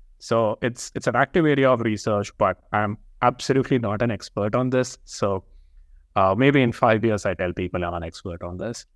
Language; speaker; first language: English; non-native, local second language; Telugu